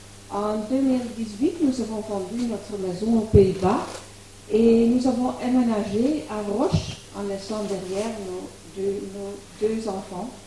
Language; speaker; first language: French; non-native, fluent; Dutch